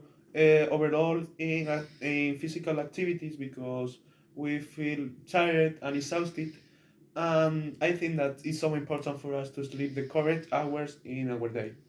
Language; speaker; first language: English; non-native, learner; Spanish